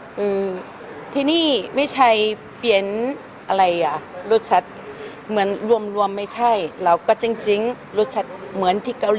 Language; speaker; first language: Thai; non-native, learner; Korean